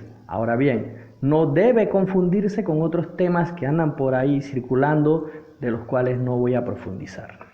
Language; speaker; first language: Spanish; native; Spanish